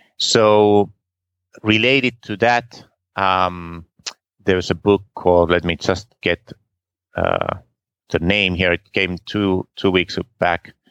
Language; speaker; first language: English; non-native, fluent; Finnish